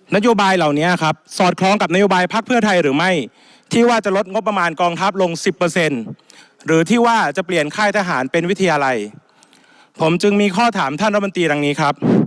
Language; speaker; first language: Thai; native; Thai